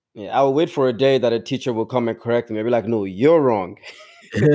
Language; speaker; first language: English; non-native, fluent; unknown